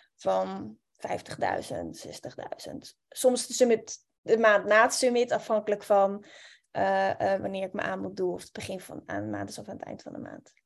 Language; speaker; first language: Dutch; native; Dutch